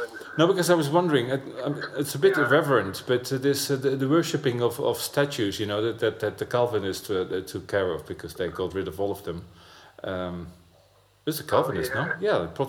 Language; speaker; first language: English; non-native, fluent; Dutch